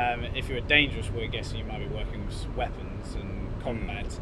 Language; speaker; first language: English; non-native, fluent; Arabic